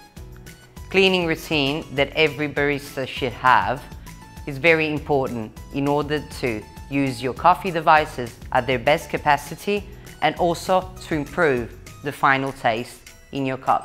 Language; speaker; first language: English; non-native, fluent; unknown